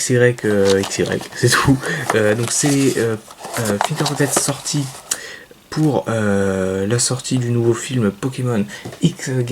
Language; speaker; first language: French; native; French